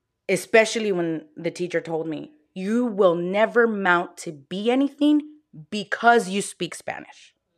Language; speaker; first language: English; early bilingual, other home language; Spanish